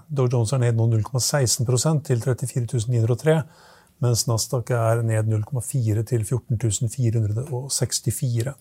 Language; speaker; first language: Norwegian; native; Norwegian